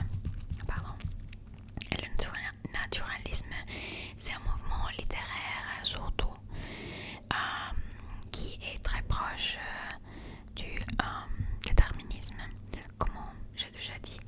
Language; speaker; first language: French; non-native, learner; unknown